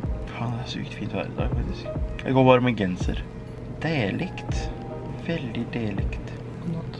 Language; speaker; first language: Norwegian; early bilingual, other home language; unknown